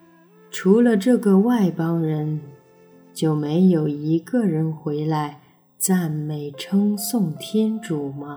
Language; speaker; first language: Chinese; native; Chinese